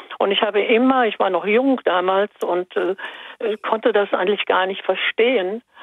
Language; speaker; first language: German; early bilingual, other home language; Italian